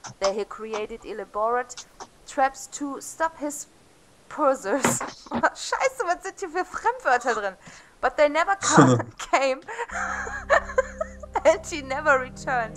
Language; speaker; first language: English; non-native, learner; German